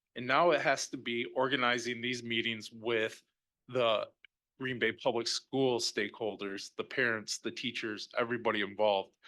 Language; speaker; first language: English; native; English